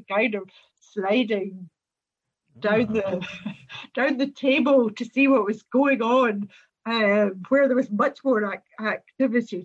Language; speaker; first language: English; native; English